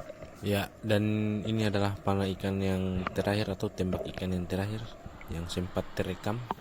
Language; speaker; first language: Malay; non-native, local second language; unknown